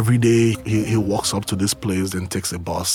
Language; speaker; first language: English; non-native, local second language; Igbo